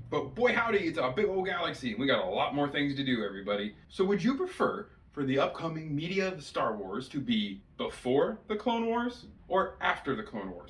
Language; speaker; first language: English; native; English